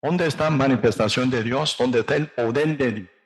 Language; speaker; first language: Spanish; non-native, learner; Korean